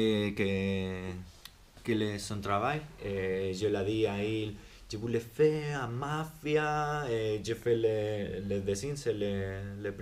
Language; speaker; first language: French; non-native, learner; Spanish